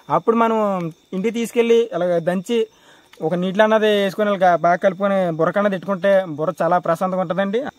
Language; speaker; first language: Telugu; non-native, local second language; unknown